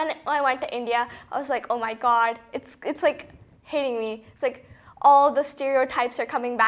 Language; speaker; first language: English; early bilingual, other home language; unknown